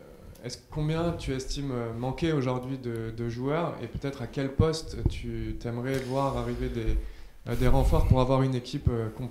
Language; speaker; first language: French; native; French